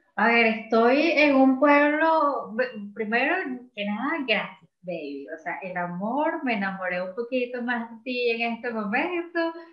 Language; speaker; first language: Spanish; native; Spanish